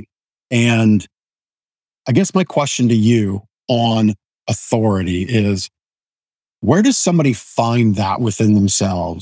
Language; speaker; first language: English; native; English